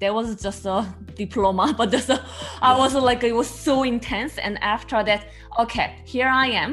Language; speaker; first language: English; non-native, learner; Korean